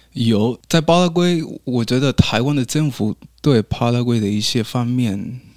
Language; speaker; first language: Chinese; non-native, fluent; Spanish